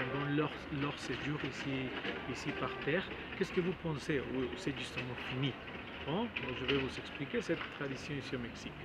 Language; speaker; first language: French; non-native, learner; Spanish